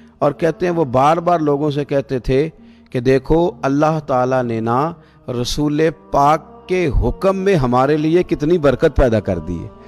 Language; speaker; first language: Urdu; non-native, local second language; Punjabi